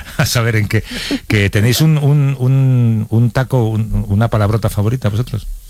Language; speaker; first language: Spanish; native; Spanish